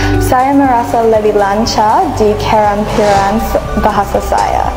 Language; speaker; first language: Malay; non-native, learner; Korean